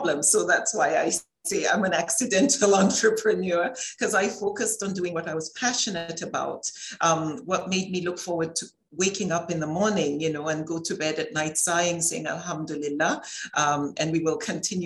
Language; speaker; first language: English; native; English